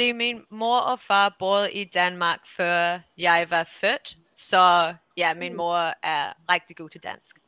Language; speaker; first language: Danish; early bilingual, heritage; English